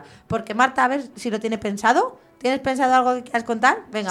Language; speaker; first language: Spanish; native; Spanish